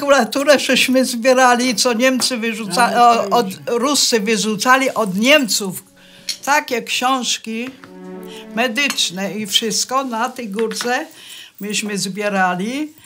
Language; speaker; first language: Polish; early bilingual, heritage; Polish